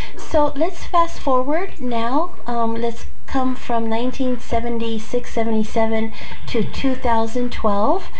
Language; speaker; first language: English; early bilingual, other home language; Spanish